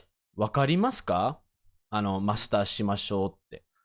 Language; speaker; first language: Japanese; non-native, fluent; English